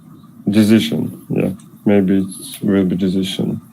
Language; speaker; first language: English; non-native, learner; Russian